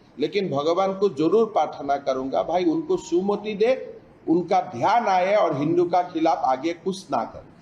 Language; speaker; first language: Hindi; non-native, local second language; Assamese